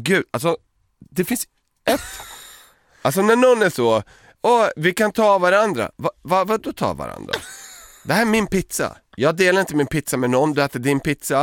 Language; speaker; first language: Swedish; native; Swedish